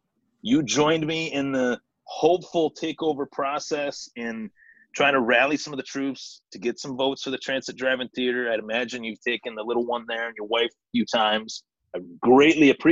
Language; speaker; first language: English; native; English